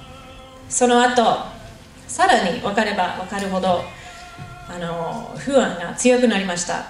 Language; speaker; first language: Japanese; non-native, fluent; English